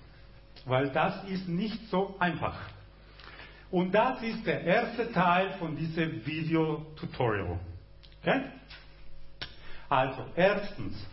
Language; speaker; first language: German; non-native, fluent; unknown